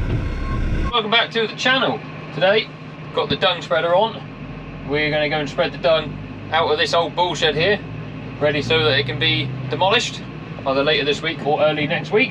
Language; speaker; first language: English; native; English